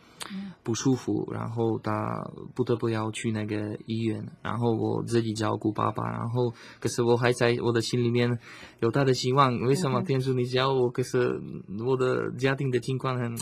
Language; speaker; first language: Chinese; non-native, learner; Slovak